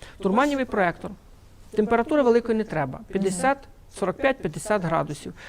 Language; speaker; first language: Ukrainian; non-native, local second language; Russian